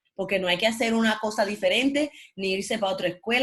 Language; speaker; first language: Spanish; early bilingual, heritage; Spanish